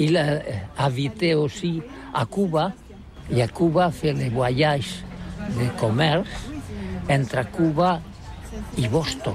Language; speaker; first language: French; non-native, learner; Catalan